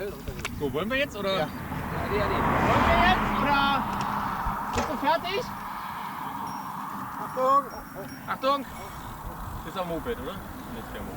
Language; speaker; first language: German; native; German